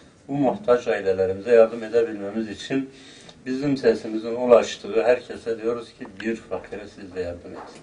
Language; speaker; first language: Turkish; native; Turkish